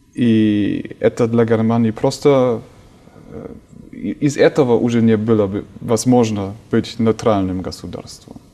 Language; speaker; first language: Russian; non-native, fluent; German